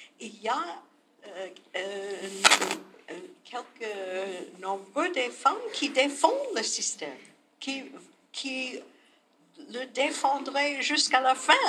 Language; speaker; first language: French; non-native, learner; English